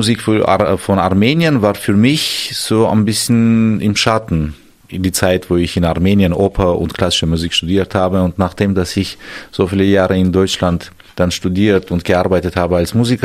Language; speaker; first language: German; non-native, fluent; Armenian